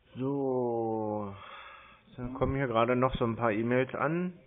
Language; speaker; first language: German; native; German